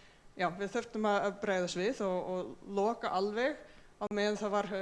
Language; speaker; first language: Icelandic; non-native, fluent; English